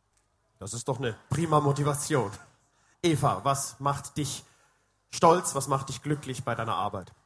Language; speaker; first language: German; native; German